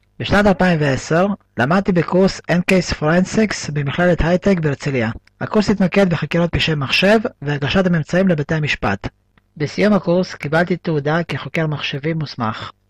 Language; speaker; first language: Hebrew; early bilingual, other home language; Russian